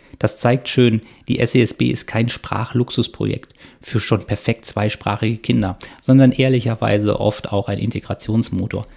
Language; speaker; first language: German; native; German